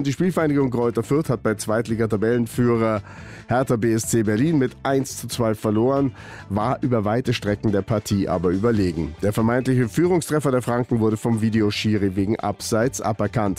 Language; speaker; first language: German; native; German